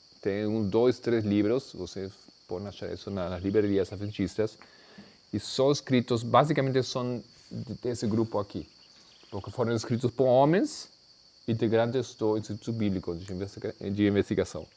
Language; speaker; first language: Portuguese; non-native, fluent; Spanish